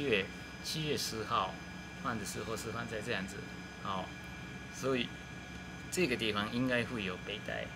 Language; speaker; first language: Chinese; non-native, learner; Japanese